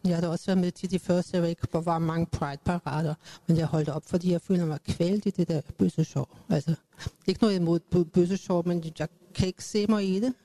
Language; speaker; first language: Danish; native; Danish